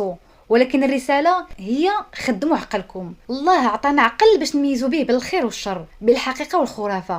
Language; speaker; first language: Arabic; native; Arabic